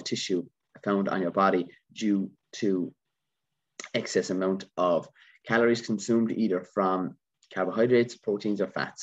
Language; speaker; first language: English; native; English